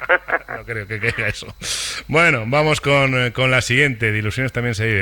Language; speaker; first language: Spanish; native; Spanish